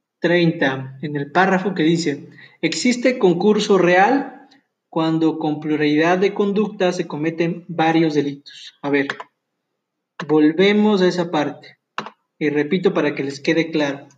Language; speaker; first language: Spanish; native; Spanish